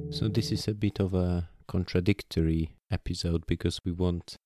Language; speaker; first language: English; non-native, fluent; Polish